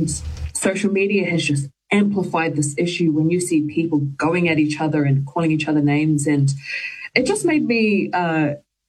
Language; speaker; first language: English; native; English